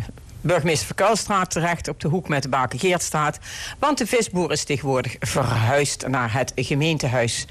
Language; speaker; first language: Dutch; native; Dutch